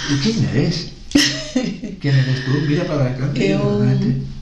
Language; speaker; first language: Spanish; non-native, fluent; Portuguese